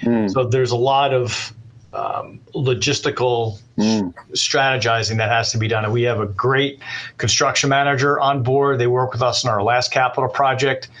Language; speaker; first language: English; native; English